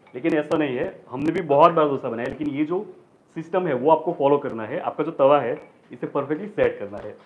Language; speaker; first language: Hindi; non-native, local second language; Gujarati